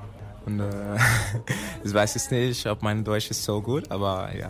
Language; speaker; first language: German; non-native, learner; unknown